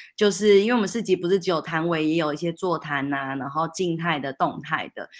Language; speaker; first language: Chinese; native; Chinese